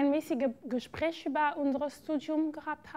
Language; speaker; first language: German; non-native, fluent; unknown